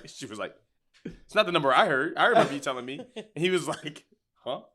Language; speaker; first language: English; native; English